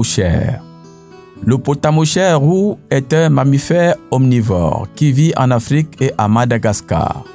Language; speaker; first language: French; native; French